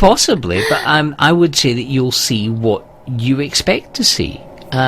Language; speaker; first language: English; native; English